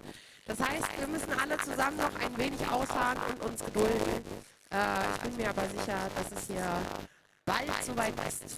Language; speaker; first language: German; native; German